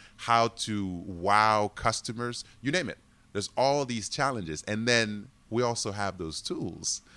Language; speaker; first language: English; non-native, fluent; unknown